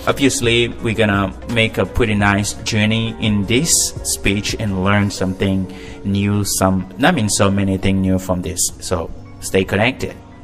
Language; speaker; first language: English; non-native, fluent; Haitian Creole